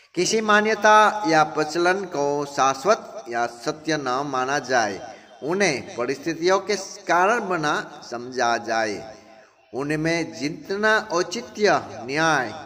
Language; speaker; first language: Hindi; non-native, local second language; Gujarati